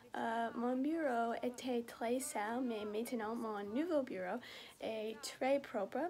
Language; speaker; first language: French; non-native, learner; English